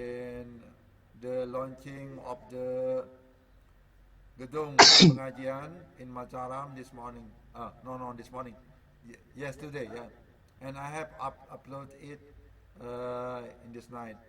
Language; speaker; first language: English; non-native, learner; Sasak